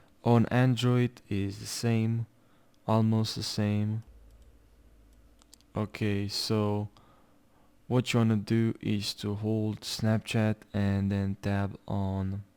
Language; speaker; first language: English; non-native, fluent; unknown